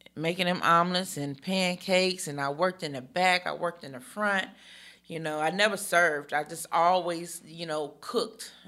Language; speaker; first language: English; early bilingual, other home language; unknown